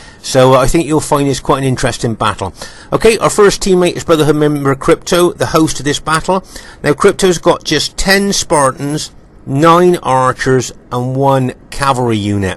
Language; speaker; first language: English; native; English